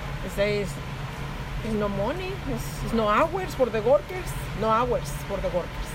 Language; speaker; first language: English; non-native, learner; Spanish